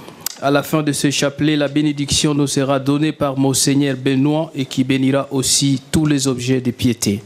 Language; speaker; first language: French; native; French